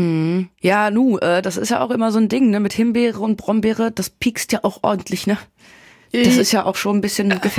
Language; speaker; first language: German; native; German